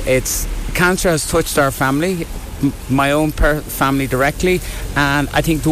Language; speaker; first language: English; native; English